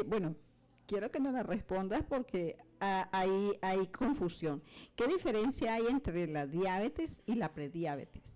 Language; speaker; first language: Spanish; native; Spanish